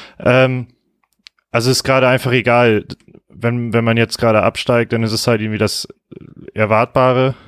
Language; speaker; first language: German; native; German